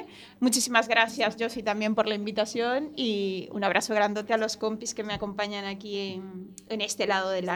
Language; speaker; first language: Spanish; native; Spanish